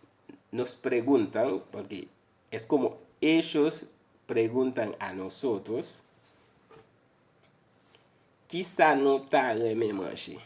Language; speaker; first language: Spanish; non-native, fluent; Haitian Creole